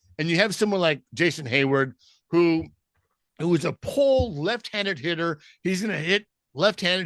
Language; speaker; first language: English; native; English